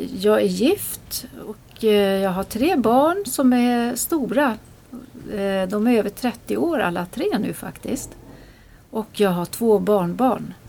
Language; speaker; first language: Swedish; native; Swedish